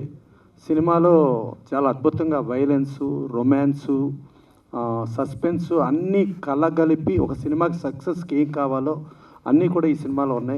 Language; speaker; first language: Telugu; native; Telugu